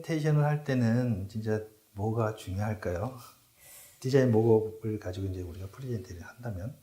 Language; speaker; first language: Korean; native; Korean